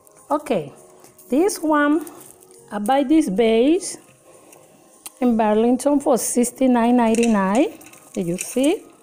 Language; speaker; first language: English; non-native, learner; Spanish